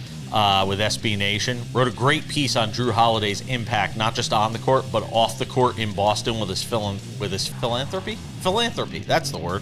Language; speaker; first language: English; native; English